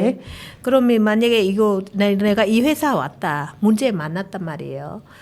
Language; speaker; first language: Korean; non-native, learner; Vietnamese